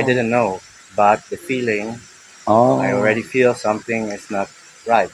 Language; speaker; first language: English; early bilingual, heritage; Dutch